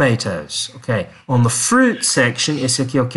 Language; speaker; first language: Portuguese; non-native, learner; English